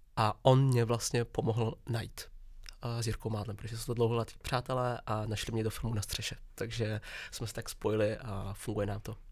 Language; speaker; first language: Czech; early bilingual, other home language; Vietnamese